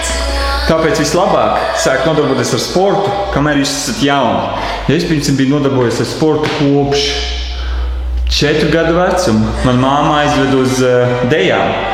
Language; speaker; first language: Latvian; native; Latvian